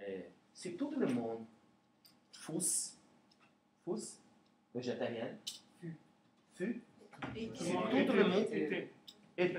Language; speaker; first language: French; non-native, learner; Portuguese